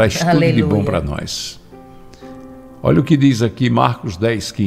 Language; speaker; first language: Portuguese; native; Portuguese